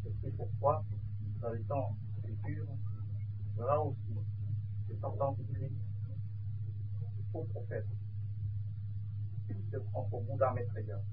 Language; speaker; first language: French; non-native, fluent; Vietnamese